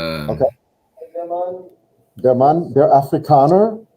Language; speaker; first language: German; non-native, fluent; English